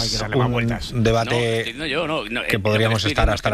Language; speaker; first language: Spanish; native; Spanish